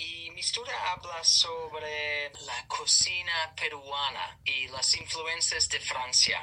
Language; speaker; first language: Spanish; non-native, learner; English